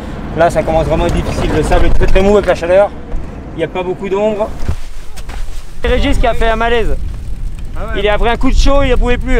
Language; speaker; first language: French; native; French